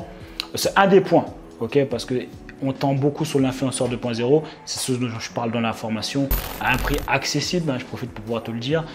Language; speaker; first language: French; native; French